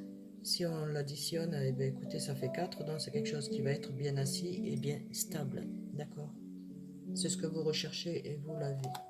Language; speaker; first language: French; native; French